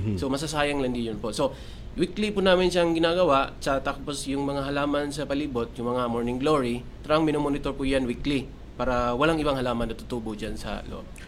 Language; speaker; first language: Filipino; non-native, local second language; Cebuano